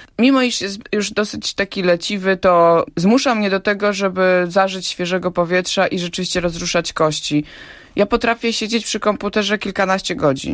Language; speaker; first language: Polish; native; Polish